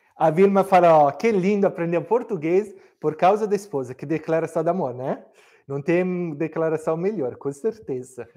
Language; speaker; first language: Portuguese; non-native, fluent; Italian